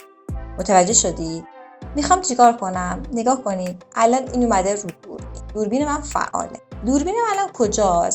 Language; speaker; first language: Persian; native; Persian